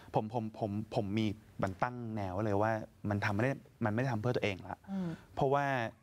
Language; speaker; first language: Thai; native; Thai